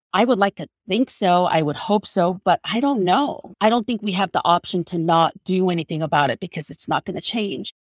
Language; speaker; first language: English; non-native, fluent; Korean